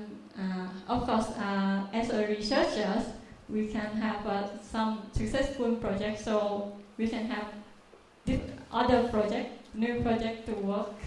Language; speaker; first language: English; non-native, learner; Vietnamese